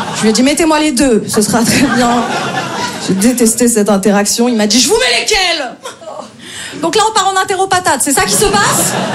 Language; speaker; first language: French; native; French